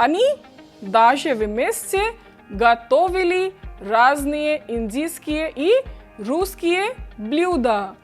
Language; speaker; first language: Russian; non-native, fluent; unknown